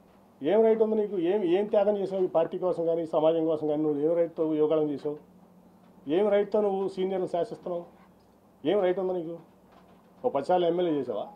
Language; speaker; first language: Telugu; native; Telugu